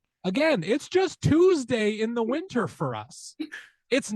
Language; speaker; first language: English; native; English